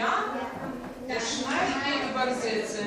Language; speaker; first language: German; non-native, fluent; Russian